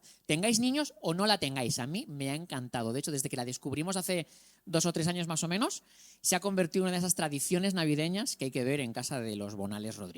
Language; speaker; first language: Spanish; native; Spanish